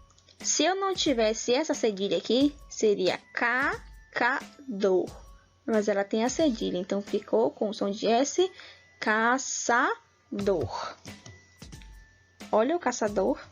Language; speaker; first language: Portuguese; native; Portuguese